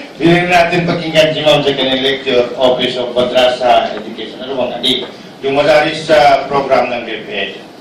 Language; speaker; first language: Filipino; non-native, local second language; Waray